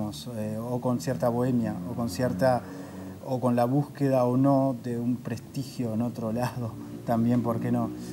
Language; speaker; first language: Spanish; native; Spanish